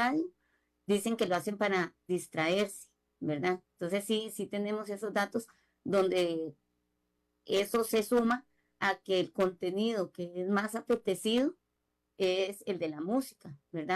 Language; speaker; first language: Spanish; native; Spanish